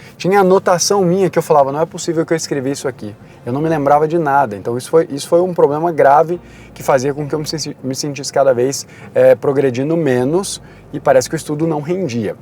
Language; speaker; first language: Portuguese; native; Portuguese